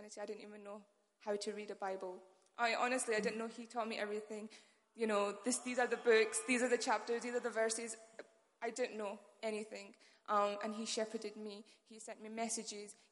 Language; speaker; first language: English; non-native, local second language; Urdu